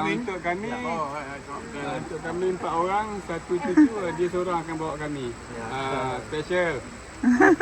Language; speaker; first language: Malay; native; Malay